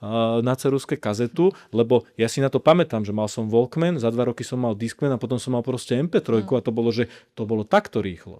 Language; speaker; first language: Slovak; native; Slovak